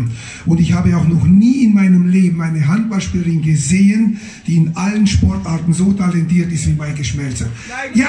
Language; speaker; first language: German; native; German